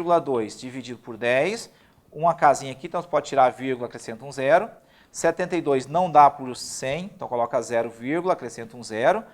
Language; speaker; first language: Portuguese; native; Portuguese